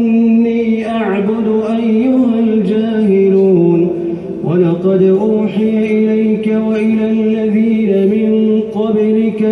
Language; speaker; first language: Arabic; native; Arabic